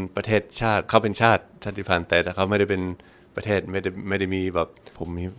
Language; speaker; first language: Thai; non-native, fluent; English